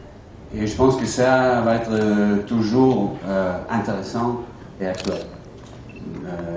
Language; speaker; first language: French; non-native, fluent; English